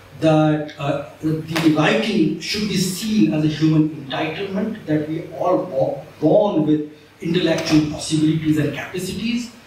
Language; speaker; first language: English; non-native, local second language; Marathi